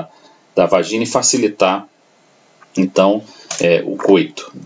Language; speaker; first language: Portuguese; native; Portuguese